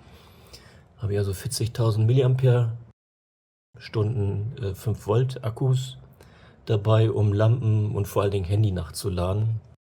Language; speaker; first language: German; native; German